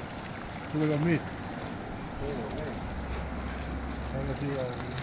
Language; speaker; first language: Finnish; native; Finnish